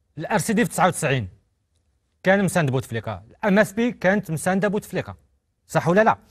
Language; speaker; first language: Arabic; native; Arabic